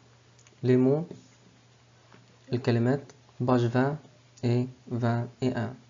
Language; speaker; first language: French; non-native, fluent; Arabic